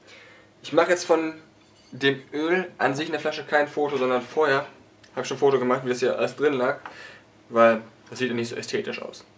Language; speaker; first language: German; native; German